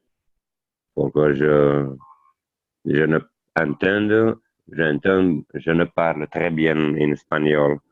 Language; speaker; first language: French; non-native, learner; Italian